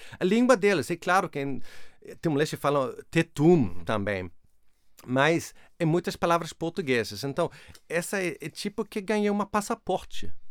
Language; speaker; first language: Portuguese; non-native, fluent; Swedish